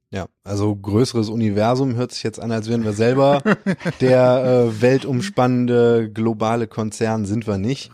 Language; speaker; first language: German; native; German